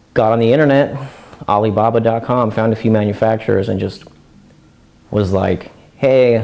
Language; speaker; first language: English; native; English